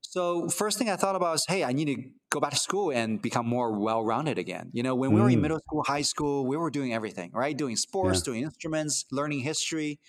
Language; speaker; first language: English; early bilingual, other home language; Chinese